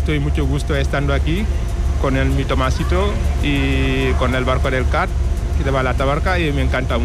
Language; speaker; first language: Spanish; non-native, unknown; Wolof